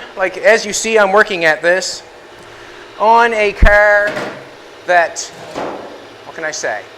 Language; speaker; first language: English; native; English